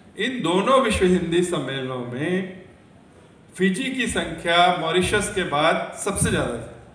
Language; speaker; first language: Hindi; native; Hindi